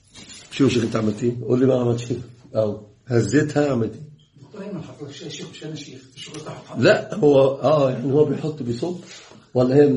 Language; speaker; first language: Arabic; native; Arabic